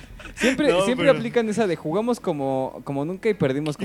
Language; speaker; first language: Spanish; native; Spanish